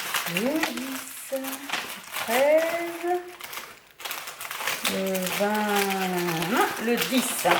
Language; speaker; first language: French; native; French